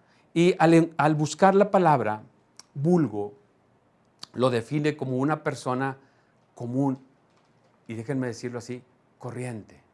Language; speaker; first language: Spanish; native; Spanish